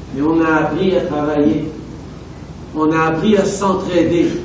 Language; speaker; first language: French; native; French